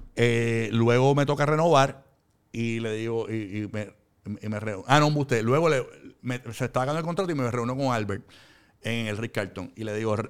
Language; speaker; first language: Spanish; native; Spanish